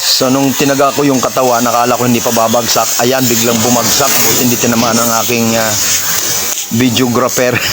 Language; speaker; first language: Filipino; native; Filipino